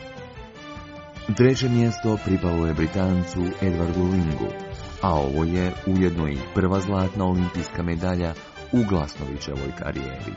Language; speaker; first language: Croatian; native; Croatian